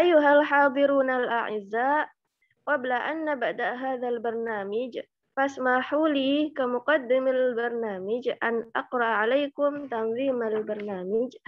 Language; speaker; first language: Arabic; non-native, learner; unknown